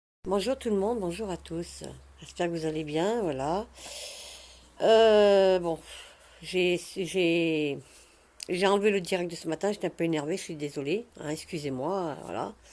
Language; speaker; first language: French; native; French